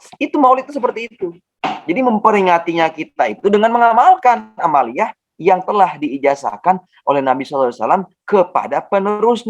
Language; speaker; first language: Indonesian; native; Indonesian